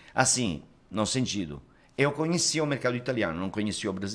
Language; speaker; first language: Portuguese; non-native, fluent; Italian